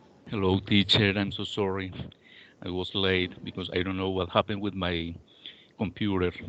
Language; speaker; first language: English; non-native, learner; Spanish